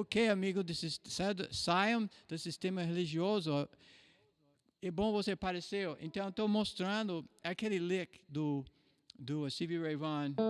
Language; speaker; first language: Portuguese; non-native, fluent; English